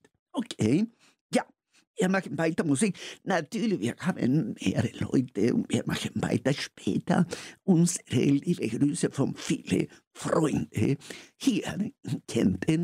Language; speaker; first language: German; non-native, learner; Spanish